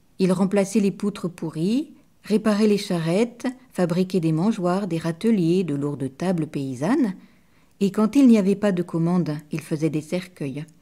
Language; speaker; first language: French; native; French